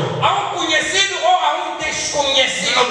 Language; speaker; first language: Portuguese; non-native, fluent; Lingala